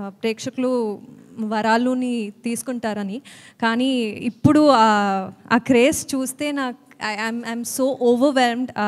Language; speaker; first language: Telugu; non-native, learner; Kannada